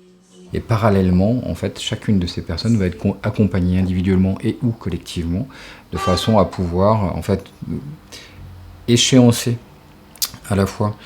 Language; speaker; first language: French; native; French